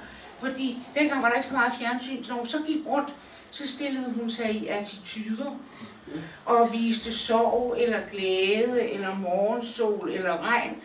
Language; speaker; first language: Danish; native; Danish